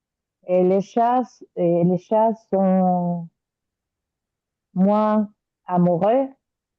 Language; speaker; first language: French; non-native, learner; Spanish